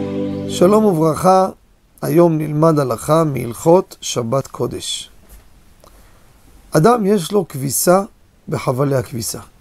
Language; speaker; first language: Hebrew; native; Hebrew